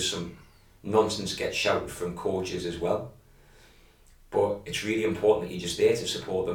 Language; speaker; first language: English; native; English